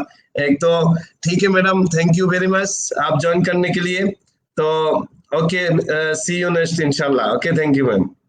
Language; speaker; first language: Hindi; non-native, learner; Bangla